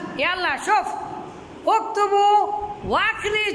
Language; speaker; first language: Arabic; non-native, fluent; Bangla